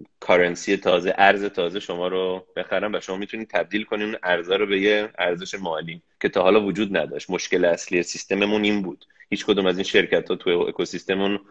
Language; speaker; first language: Persian; early bilingual, heritage; Persian